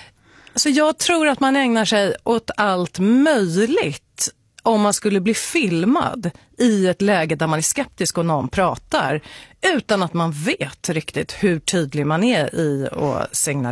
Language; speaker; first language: Swedish; native; Swedish